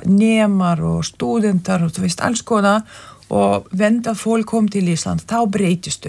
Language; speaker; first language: Icelandic; non-native, fluent; Lithuanian